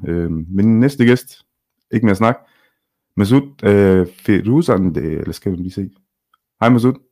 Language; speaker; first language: Danish; early bilingual, other home language; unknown